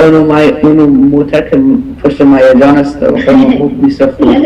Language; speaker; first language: Persian; early bilingual, heritage; Persian